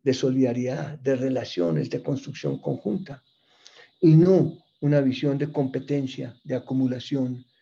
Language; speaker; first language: Spanish; early bilingual, other home language; English